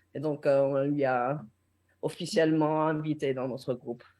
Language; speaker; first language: French; non-native, learner; English